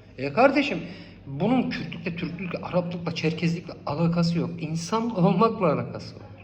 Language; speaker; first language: Turkish; non-native, local second language; Kurdish